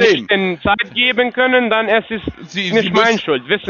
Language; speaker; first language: German; non-native, learner; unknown